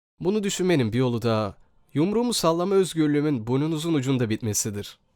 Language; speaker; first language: Turkish; native; Turkish